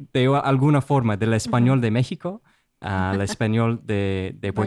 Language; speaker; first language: Spanish; non-native, fluent; English